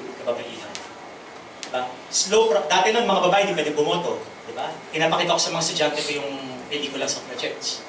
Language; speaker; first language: Filipino; native; Filipino